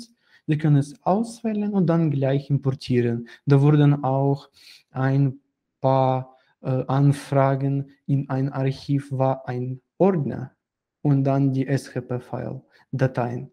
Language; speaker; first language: German; non-native, fluent; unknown